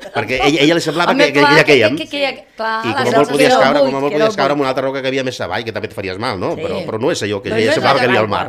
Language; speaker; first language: Catalan; early bilingual, other home language; Galician